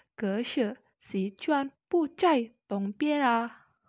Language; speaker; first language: Chinese; non-native, learner; Indonesian